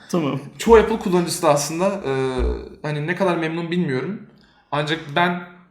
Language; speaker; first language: Turkish; native; Turkish